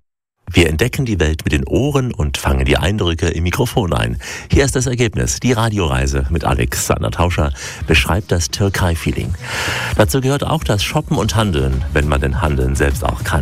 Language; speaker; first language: German; native; German